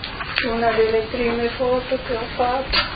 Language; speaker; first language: Italian; non-native, local second language; Slovenian